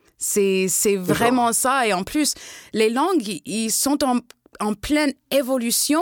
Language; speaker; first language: French; non-native, local second language; English